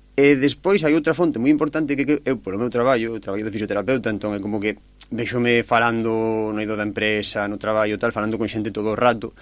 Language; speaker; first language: Galician; native; Galician